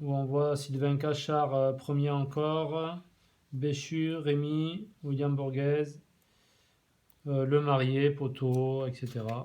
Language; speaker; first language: French; native; French